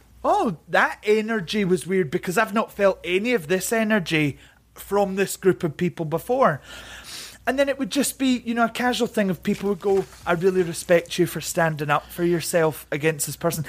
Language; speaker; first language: English; native; English